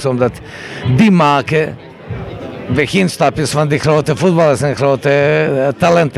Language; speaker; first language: Dutch; non-native, fluent; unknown